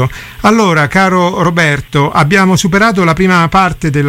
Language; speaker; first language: Italian; native; Italian